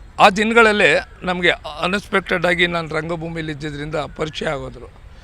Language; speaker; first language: Kannada; native; Kannada